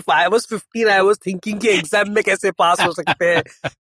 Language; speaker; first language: English; non-native, local second language; Hindi